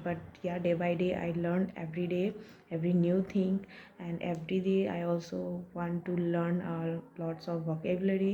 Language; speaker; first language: English; non-native, learner; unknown